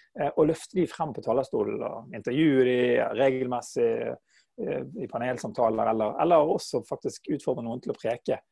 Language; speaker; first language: Norwegian; native; Norwegian